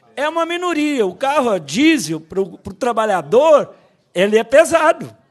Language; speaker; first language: Portuguese; native; Portuguese